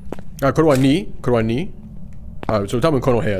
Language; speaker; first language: Japanese; non-native, learner; English